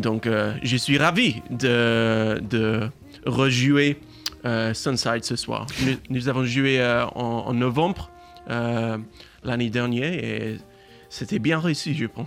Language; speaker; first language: French; non-native, learner; English